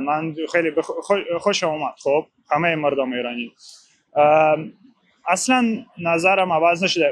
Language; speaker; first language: Persian; non-native, learner; Ukrainian